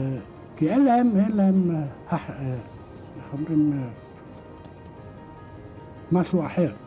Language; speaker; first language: Hebrew; non-native, local second language; Arabic